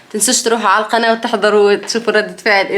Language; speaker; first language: Arabic; native; Arabic